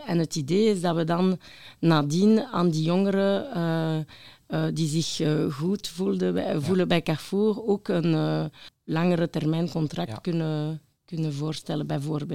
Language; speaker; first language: Dutch; non-native, local second language; French